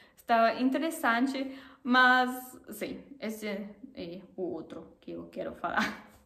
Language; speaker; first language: Portuguese; non-native, learner; German